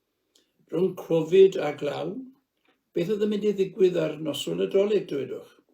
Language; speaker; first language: Welsh; native; Welsh